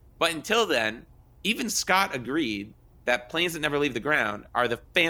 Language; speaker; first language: English; native; English